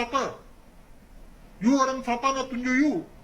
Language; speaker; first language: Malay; non-native, learner; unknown